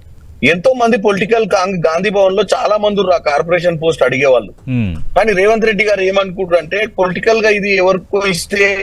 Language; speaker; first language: Telugu; native; Telugu